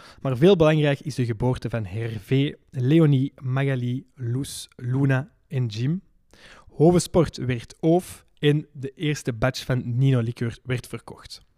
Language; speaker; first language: Dutch; native; Dutch